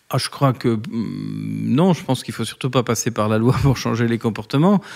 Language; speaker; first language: French; native; French